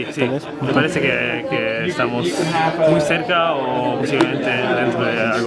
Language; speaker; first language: Spanish; non-native, fluent; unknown